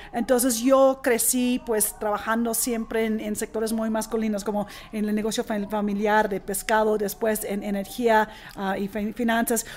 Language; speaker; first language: Spanish; non-native, fluent; English